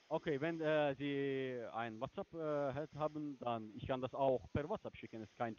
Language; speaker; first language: German; non-native, learner; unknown